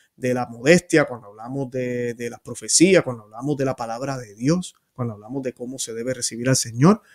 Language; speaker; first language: Spanish; native; Spanish